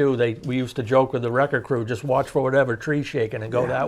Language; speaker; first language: English; native; English